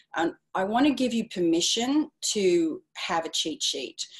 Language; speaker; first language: English; native; English